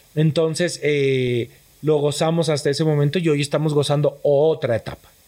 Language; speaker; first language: Spanish; native; Spanish